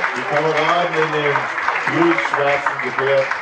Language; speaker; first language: German; native; German